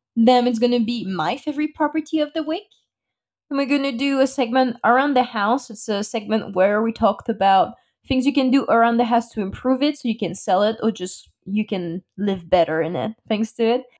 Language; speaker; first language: English; non-native, fluent; French